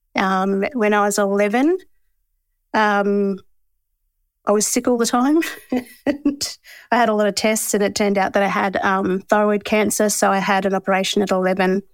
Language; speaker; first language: English; native; English